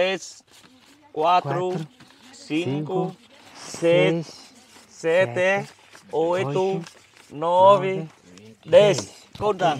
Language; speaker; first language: Portuguese; non-native, learner; Vietnamese